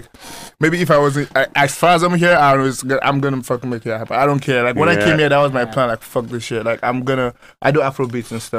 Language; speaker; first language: English; non-native, local second language; Yoruba